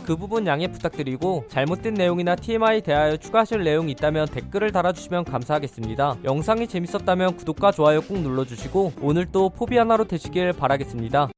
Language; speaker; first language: Korean; native; Korean